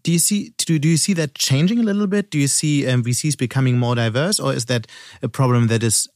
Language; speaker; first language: English; non-native, fluent; German